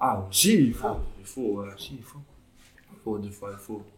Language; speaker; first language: French; non-native, learner; Portuguese